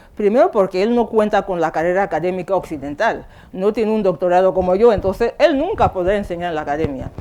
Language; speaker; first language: Spanish; non-native, fluent; Fang